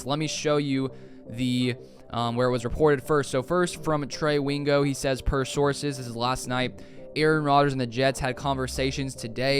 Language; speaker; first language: English; native; English